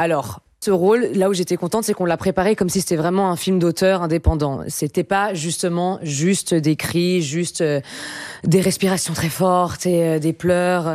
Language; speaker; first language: French; native; French